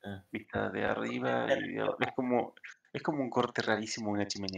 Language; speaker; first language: Spanish; native; Spanish